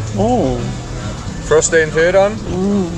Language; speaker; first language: English; non-native, learner; German